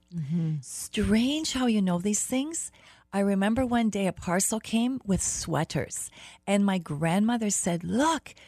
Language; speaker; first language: English; early bilingual, other home language; German